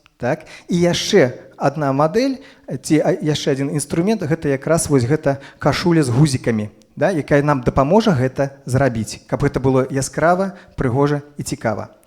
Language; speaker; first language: Belarusian; non-native, local second language; Russian